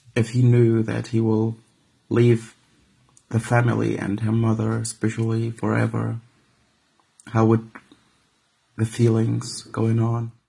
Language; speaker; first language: English; non-native, fluent; Arabic